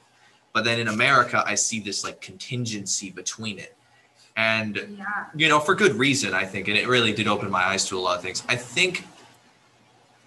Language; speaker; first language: English; native; English